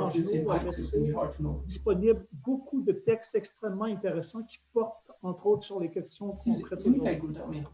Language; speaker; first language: French; native; French